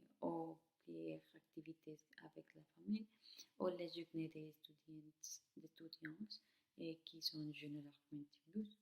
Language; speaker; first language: French; non-native, learner; Spanish